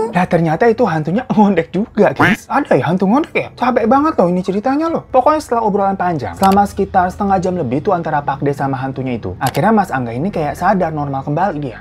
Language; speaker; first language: Indonesian; native; Indonesian